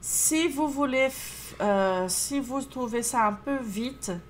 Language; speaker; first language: French; non-native, fluent; Portuguese